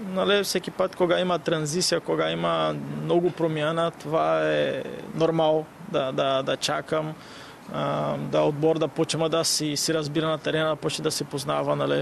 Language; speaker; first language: Bulgarian; non-native, learner; Portuguese